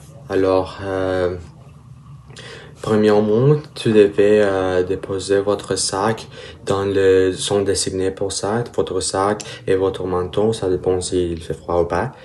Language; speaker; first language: French; non-native, learner; Spanish